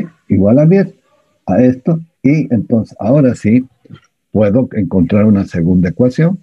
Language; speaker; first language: Spanish; native; Spanish